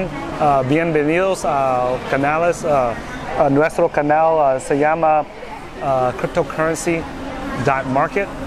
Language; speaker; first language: Spanish; non-native, learner; English